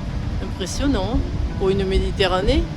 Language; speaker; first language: French; native; French